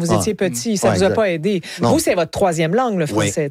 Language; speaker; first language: French; native; French